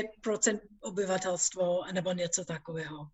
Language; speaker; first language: Czech; non-native, fluent; English